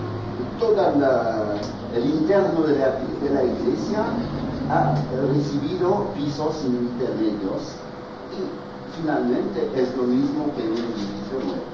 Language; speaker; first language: Spanish; non-native, fluent; French